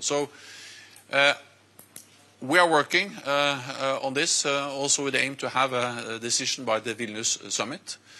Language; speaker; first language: English; non-native, fluent; Norwegian